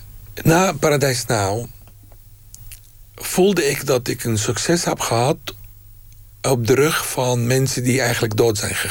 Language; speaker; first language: Dutch; non-native, fluent; Arabic